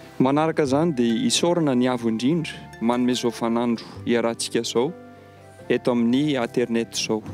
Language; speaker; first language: Malagasy; non-native, fluent; French